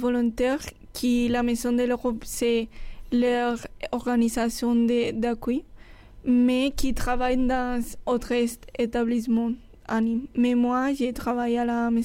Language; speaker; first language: French; non-native, fluent; Spanish